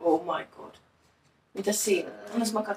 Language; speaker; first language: Finnish; native; Finnish